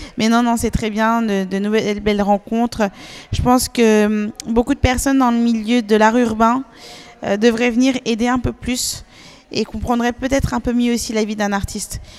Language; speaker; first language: French; native; French